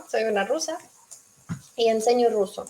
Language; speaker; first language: Spanish; non-native, fluent; Russian